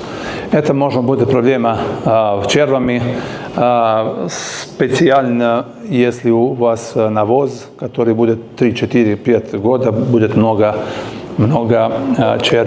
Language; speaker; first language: Russian; non-native, learner; Serbian